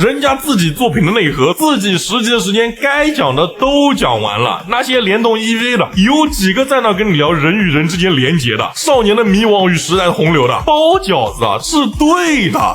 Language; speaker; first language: Chinese; native; Chinese